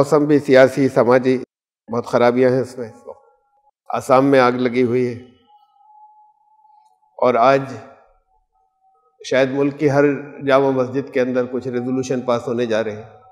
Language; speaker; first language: Urdu; native; Urdu